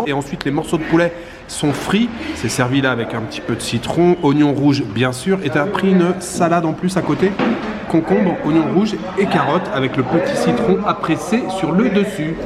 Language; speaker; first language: French; native; French